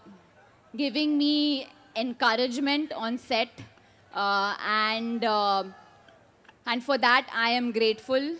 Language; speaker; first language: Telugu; non-native, learner; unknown